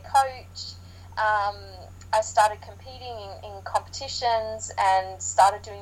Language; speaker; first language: English; native; English